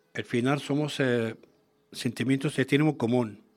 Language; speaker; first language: Spanish; non-native, learner; Arabic